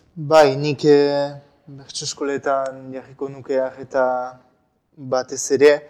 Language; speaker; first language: Basque; non-native, local second language; French